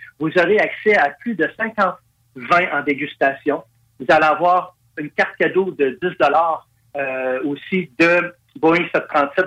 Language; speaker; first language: French; native; French